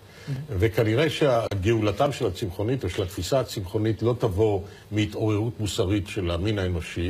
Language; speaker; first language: Hebrew; native; Hebrew